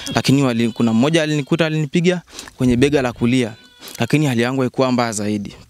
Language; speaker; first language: Swahili; non-native, local second language; Masai